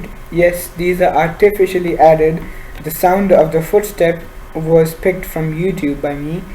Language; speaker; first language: English; non-native, local second language; Urdu